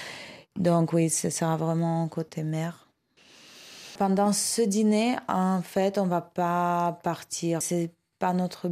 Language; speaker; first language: French; non-native, fluent; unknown